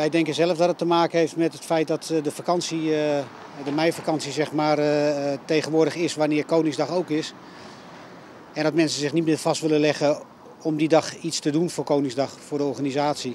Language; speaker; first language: Dutch; native; Dutch